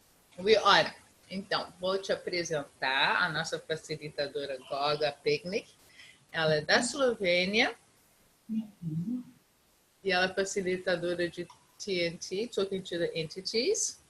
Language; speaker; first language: Portuguese; non-native, fluent; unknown